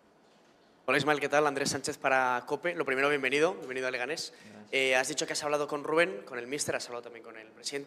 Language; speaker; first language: Spanish; native; Spanish